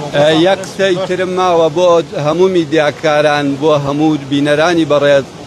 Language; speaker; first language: Central Kurdish; native; Central Kurdish